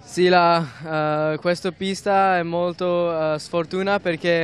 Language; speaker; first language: Italian; non-native, learner; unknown